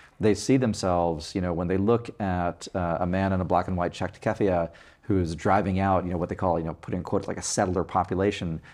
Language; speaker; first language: English; native; English